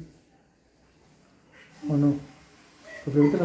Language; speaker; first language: Spanish; native; Spanish